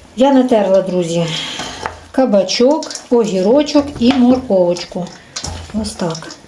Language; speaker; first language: Ukrainian; native; Ukrainian